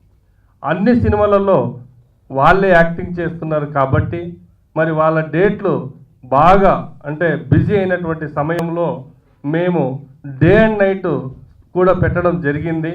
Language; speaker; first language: Telugu; native; Telugu